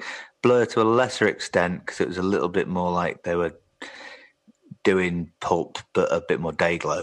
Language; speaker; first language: English; native; English